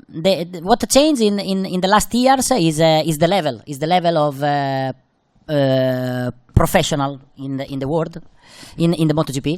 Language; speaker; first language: English; non-native, fluent; Italian